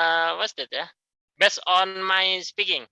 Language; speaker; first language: English; non-native, learner; Indonesian